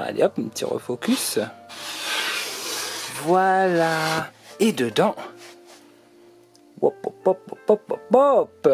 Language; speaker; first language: French; native; French